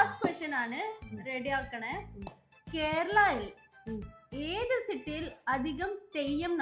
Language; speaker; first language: Malayalam; non-native, learner; Tamil